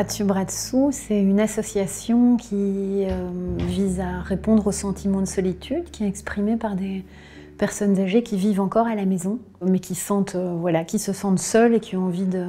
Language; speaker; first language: French; native; French